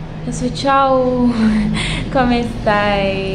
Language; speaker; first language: Italian; non-native, learner; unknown